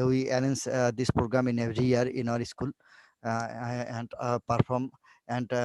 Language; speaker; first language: English; non-native, local second language; Bangla